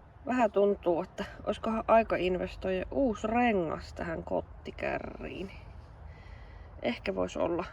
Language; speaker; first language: Finnish; native; Finnish